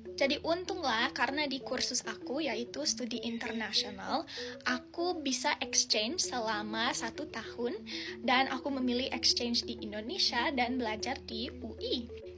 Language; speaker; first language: Indonesian; non-native, fluent; English